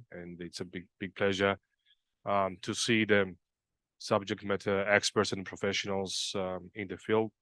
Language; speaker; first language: English; non-native, fluent; Georgian